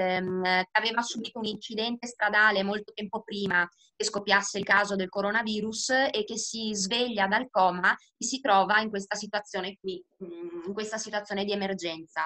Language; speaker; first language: Italian; native; Italian